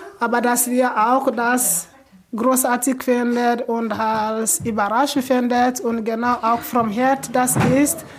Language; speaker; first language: German; non-native, learner; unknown